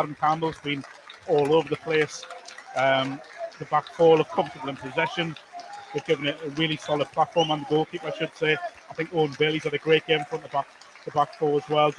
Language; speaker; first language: English; native; English